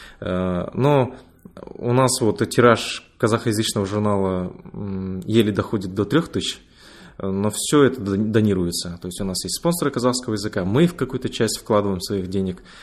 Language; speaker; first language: Russian; native; Russian